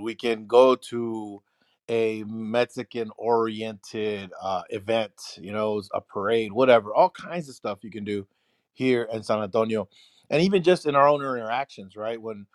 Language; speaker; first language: English; early bilingual, other home language; Spanish